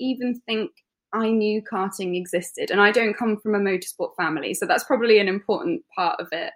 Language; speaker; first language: English; native; English